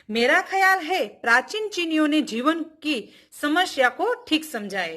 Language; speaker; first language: Hindi; non-native, local second language; Gujarati